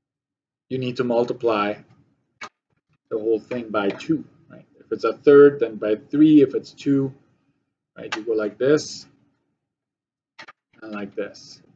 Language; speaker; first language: English; native; English